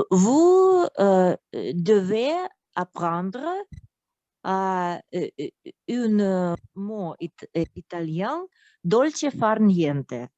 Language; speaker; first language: French; non-native, learner; Russian